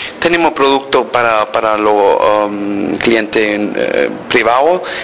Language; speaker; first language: Spanish; early bilingual, heritage; Spanish